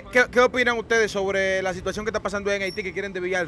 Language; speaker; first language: Spanish; native; Spanish